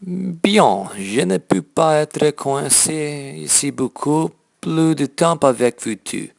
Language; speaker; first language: French; non-native, learner; English